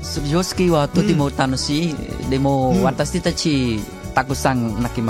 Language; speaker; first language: Japanese; non-native, learner; Khmer